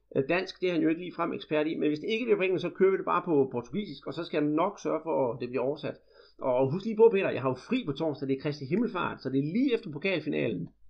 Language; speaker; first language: Danish; native; Danish